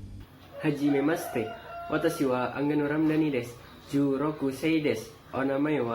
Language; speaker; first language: Japanese; non-native, learner; Indonesian